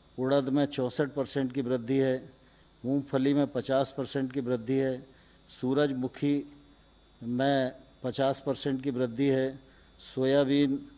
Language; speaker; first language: Hindi; native; Hindi